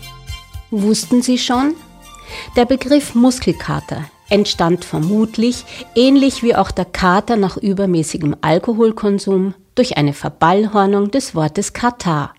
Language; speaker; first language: German; native; German